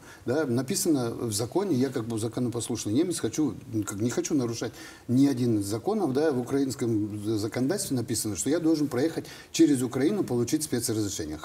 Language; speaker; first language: Russian; native; Russian